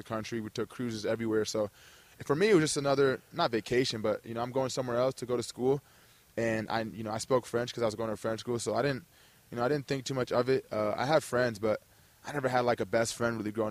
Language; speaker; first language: English; early bilingual, other home language; German